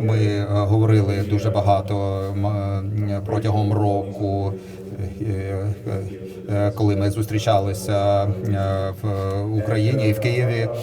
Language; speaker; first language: Ukrainian; non-native, learner; Lithuanian